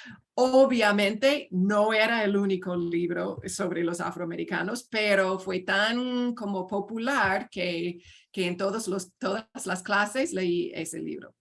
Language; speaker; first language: Spanish; non-native, fluent; English